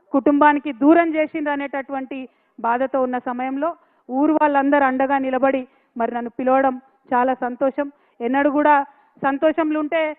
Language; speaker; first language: Telugu; native; Telugu